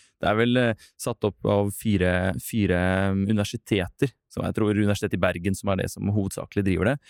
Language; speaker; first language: Norwegian; non-native, fluent; Russian